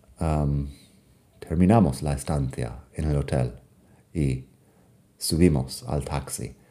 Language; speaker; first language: Spanish; non-native, fluent; English